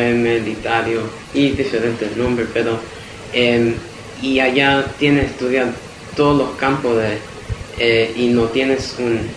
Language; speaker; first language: Spanish; early bilingual, heritage; Spanish